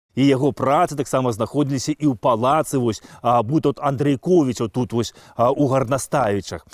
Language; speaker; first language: Belarusian; native; Belarusian